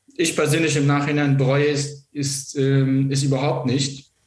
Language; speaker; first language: German; non-native, local second language; Kurdish